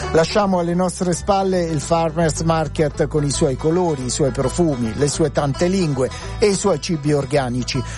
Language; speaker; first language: Italian; native; Italian